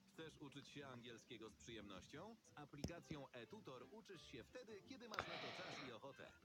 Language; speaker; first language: Polish; native; Polish